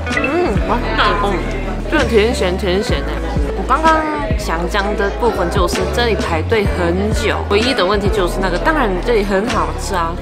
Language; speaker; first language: Chinese; non-native, fluent; Korean